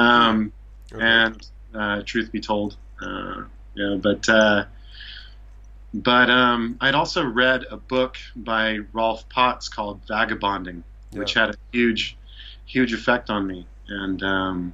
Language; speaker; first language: English; native; English